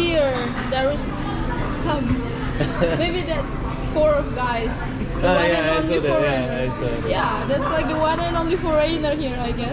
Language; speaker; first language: English; non-native, fluent; Indonesian